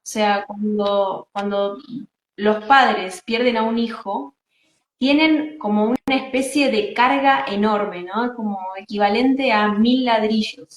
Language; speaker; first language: Spanish; native; Spanish